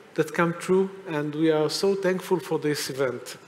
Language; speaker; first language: English; non-native, fluent; Hebrew